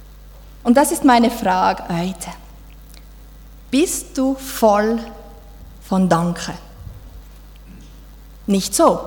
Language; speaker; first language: German; non-native, fluent; French